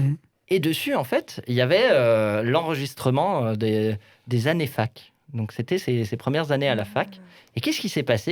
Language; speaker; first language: French; native; French